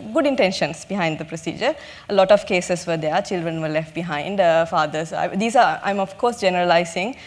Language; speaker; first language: English; non-native, local second language; Sinhala